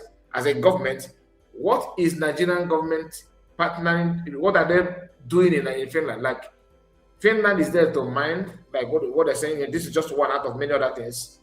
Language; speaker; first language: English; non-native, local second language; Igbo